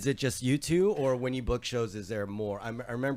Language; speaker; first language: English; native; English